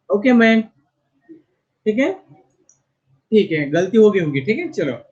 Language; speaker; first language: Hindi; non-native, local second language; Marathi